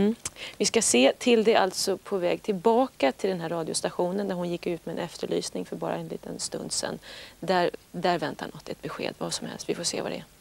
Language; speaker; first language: Swedish; native; Swedish